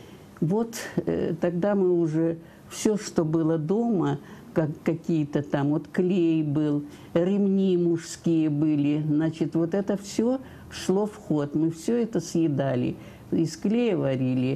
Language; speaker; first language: Russian; native; Russian